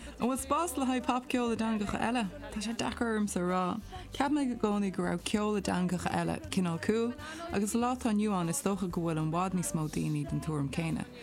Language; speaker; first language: Irish; non-native, fluent; French